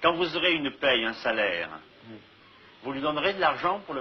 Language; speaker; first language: French; native; French